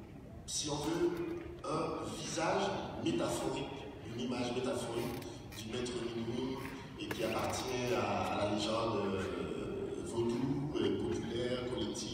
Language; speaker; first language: French; non-native, local second language; Haitian Creole